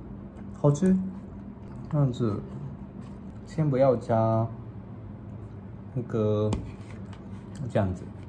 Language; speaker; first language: Chinese; non-native, fluent; Japanese